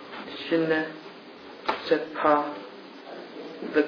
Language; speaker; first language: French; non-native, learner; English